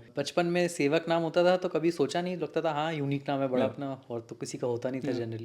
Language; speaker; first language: Hindi; native; Hindi